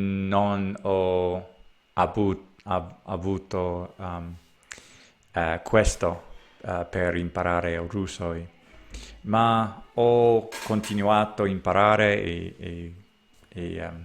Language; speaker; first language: Italian; non-native, learner; English